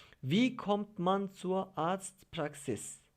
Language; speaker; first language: German; non-native, fluent; Turkish